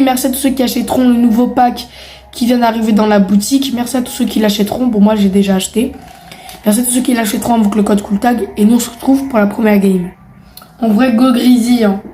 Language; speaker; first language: French; native; French